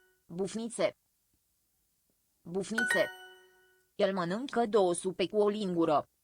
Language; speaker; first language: Romanian; non-native, learner; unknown